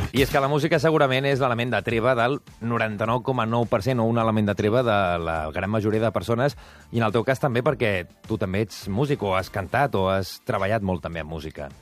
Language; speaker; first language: Catalan; native; Catalan